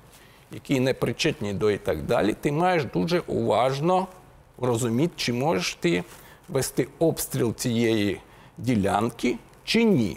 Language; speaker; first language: Ukrainian; native; Ukrainian